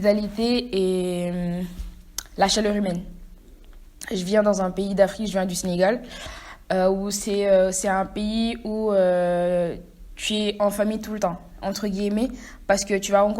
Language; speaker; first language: French; non-native, local second language; Wolof